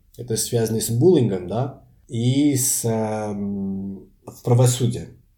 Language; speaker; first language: Russian; non-native, fluent; Portuguese